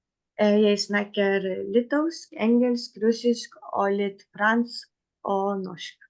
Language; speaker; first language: Norwegian; non-native, learner; Lithuanian